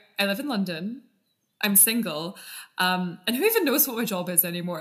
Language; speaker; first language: English; native; English